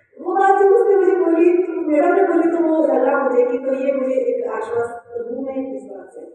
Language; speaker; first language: Hindi; non-native, local second language; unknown